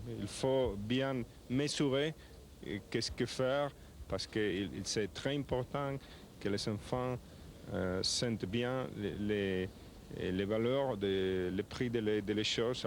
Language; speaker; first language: French; non-native, learner; Spanish